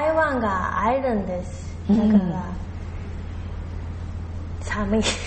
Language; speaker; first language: Japanese; non-native, learner; Chinese